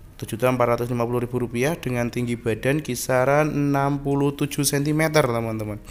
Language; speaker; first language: Indonesian; native; Indonesian